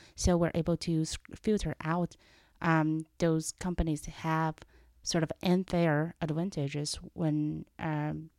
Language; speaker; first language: English; non-native, fluent; Chinese